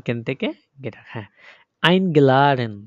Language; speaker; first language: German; non-native, fluent; Bangla